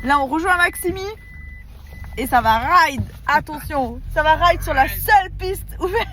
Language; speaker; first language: French; native; French